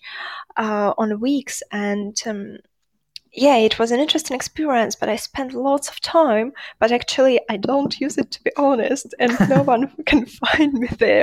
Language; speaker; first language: English; non-native, fluent; Russian